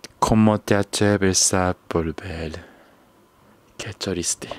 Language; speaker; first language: Spanish; non-native, learner; Japanese